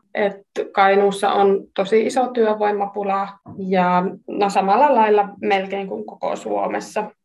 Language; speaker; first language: Finnish; non-native, fluent; Hungarian